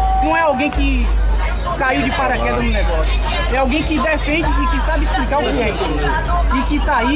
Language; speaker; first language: Portuguese; native; Portuguese